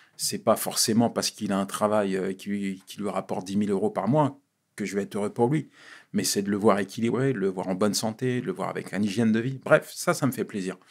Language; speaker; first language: French; native; French